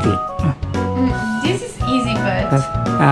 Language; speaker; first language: English; non-native, fluent; Italian